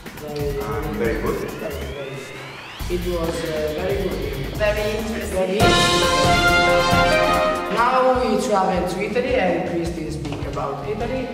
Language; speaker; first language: English; non-native, learner; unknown